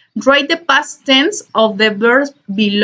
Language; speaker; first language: English; non-native, learner; Spanish